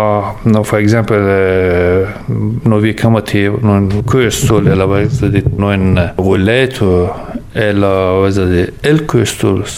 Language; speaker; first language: Danish; early bilingual, other home language; Persian